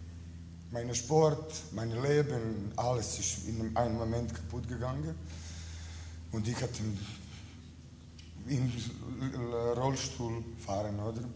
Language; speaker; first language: German; non-native, learner; Croatian